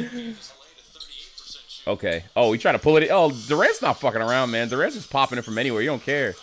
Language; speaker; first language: English; native; English